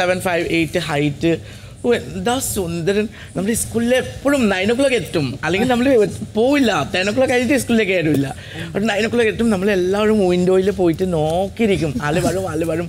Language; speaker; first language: Malayalam; non-native, fluent; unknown